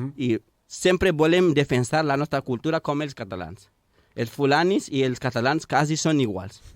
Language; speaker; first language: Catalan; non-native, fluent; Fula